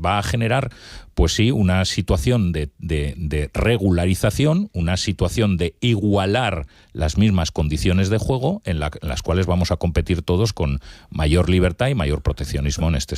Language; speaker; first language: Spanish; native; Spanish